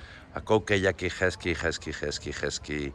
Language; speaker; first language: Czech; non-native, learner; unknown